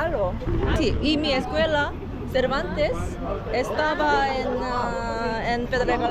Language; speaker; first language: Spanish; non-native, learner; Korean